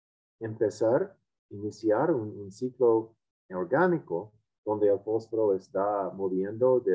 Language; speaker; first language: Spanish; non-native, fluent; English